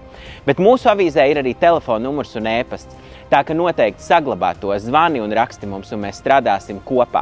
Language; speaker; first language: Latvian; native; Latvian